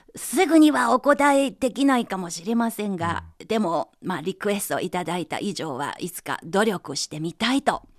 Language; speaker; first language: Japanese; non-native, fluent; Chinese